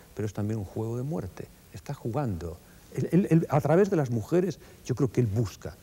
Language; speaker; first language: Spanish; native; Spanish